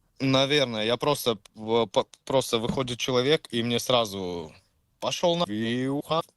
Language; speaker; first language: Russian; early bilingual, heritage; Czech